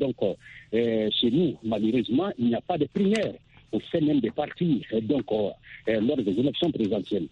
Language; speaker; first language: French; non-native, local second language; Bambara